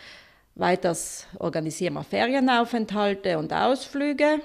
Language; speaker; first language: German; native; German